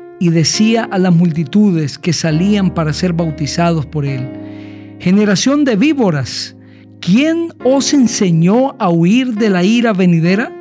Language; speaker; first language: Spanish; native; Spanish